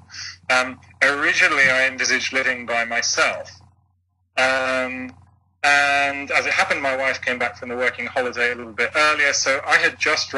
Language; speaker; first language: English; native; English